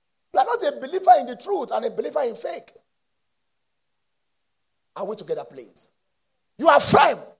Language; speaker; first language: English; non-native, local second language; Yoruba